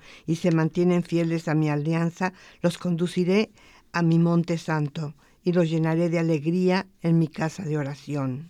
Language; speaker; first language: Spanish; native; Spanish